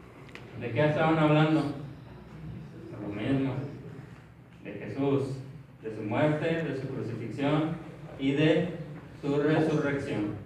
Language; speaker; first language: Spanish; native; Spanish